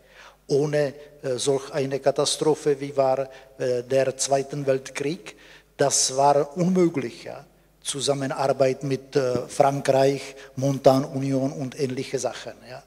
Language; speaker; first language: German; non-native, fluent; Czech